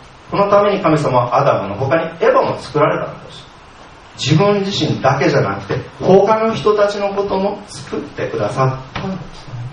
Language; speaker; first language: Japanese; native; Japanese